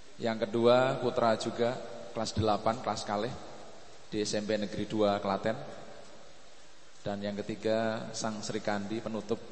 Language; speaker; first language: Indonesian; native; Indonesian